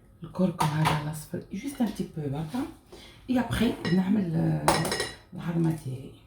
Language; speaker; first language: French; non-native, local second language; Arabic